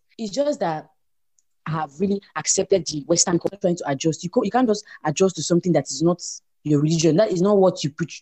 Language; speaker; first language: English; non-native, local second language; Yoruba